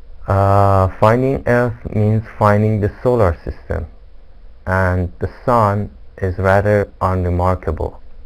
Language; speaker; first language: English; non-native, fluent; Persian